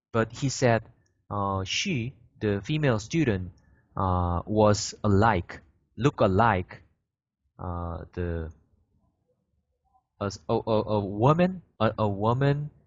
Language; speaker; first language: English; non-native, learner; Korean